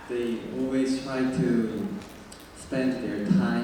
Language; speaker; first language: English; non-native, learner; Korean